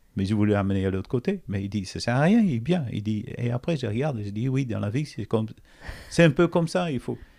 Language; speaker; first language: French; non-native, fluent; Dutch